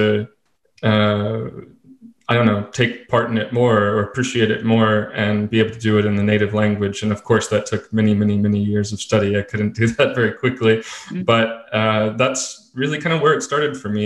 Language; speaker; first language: English; native; English